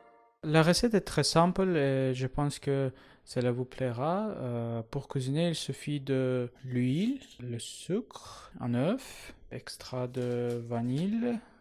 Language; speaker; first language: French; non-native, learner; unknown